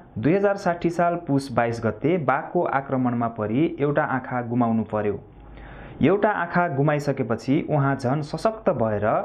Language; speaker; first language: Nepali; non-native, local second language; Dangaura Tharu